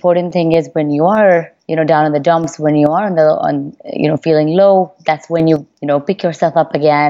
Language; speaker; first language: English; non-native, local second language; Hindi